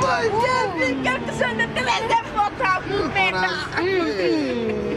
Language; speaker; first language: French; non-native, learner; Wolof